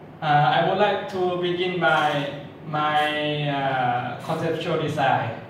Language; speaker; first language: English; non-native, learner; Thai